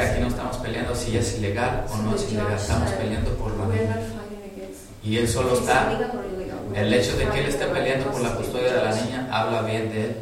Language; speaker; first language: Spanish; native; Spanish